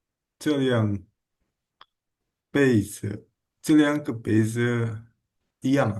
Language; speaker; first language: Chinese; non-native, learner; Indonesian